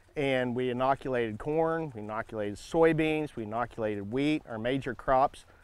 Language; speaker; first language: English; native; English